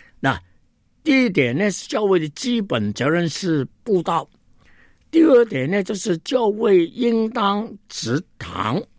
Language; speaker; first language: Chinese; non-native, local second language; Cantonese